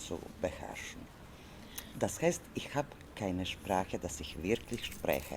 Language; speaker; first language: German; non-native, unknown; Serbian